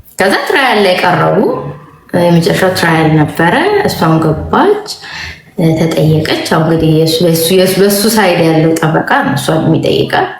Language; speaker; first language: Amharic; native; Amharic